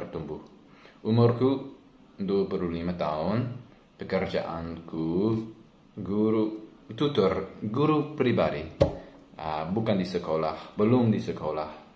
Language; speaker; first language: Indonesian; non-native, learner; English